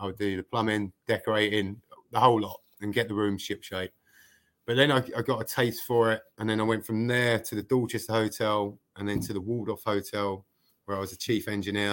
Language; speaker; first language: English; native; English